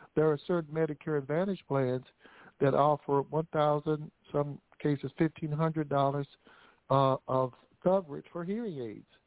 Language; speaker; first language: English; native; English